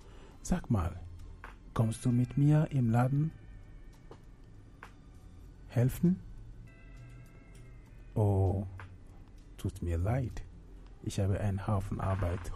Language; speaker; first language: German; non-native, fluent; French